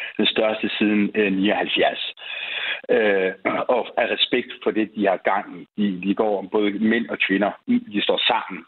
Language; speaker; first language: Danish; early bilingual, other home language; Persian